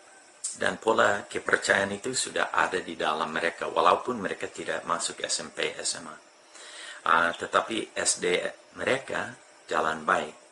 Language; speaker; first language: Indonesian; non-native, fluent; English